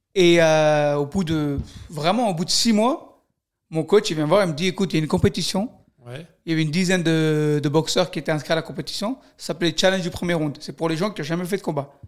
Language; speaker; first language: French; early bilingual, other home language; Kurdish